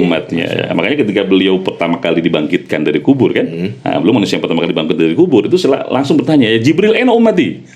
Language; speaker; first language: Indonesian; native; Indonesian